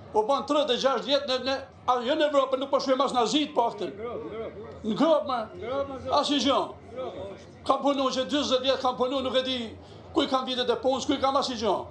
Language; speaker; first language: Albanian; native; Albanian